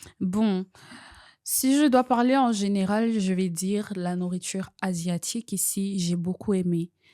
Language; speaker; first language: French; non-native, local second language; Swahili